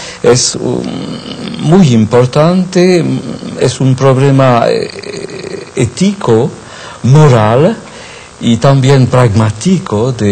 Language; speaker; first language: Spanish; non-native, fluent; French